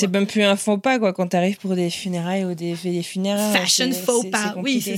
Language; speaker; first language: French; native; French